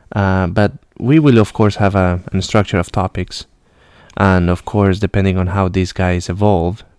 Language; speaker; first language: English; non-native, fluent; Spanish